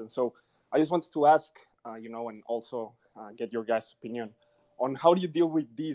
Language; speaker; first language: English; non-native, fluent; Spanish